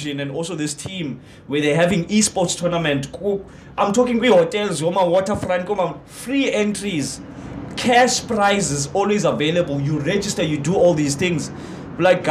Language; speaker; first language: English; non-native, local second language; Xhosa